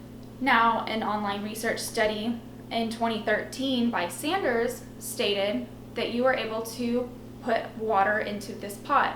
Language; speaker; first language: English; native; English